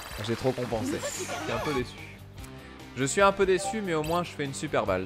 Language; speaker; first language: French; native; French